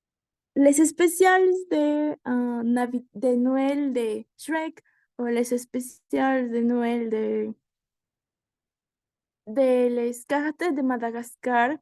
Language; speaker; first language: French; non-native, learner; Spanish